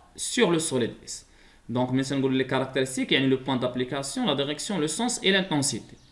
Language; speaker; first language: French; non-native, local second language; Arabic